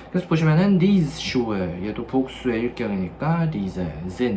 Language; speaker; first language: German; non-native, fluent; Korean